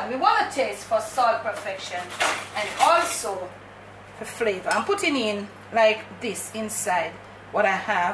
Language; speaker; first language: English; native; English